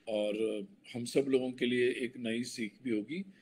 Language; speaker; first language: Hindi; non-native, local second language; Marathi